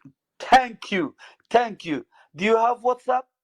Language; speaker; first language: English; non-native, learner; Somali